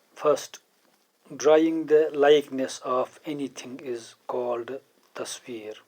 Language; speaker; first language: English; non-native, local second language; Urdu